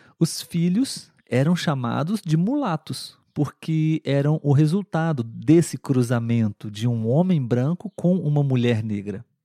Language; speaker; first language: Portuguese; native; Portuguese